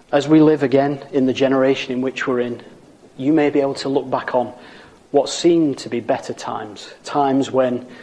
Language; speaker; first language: English; native; English